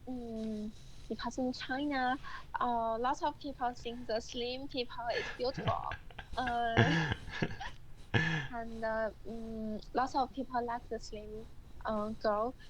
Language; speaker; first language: English; non-native, learner; Chinese